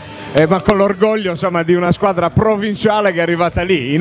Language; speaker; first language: Italian; native; Italian